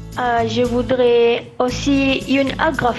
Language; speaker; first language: French; non-native, learner; Malay